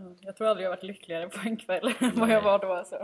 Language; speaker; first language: Swedish; native; Swedish